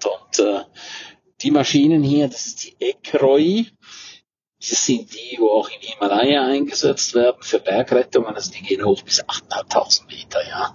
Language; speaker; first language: German; native; German